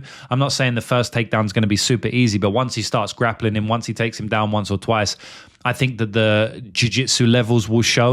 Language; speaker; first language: English; native; English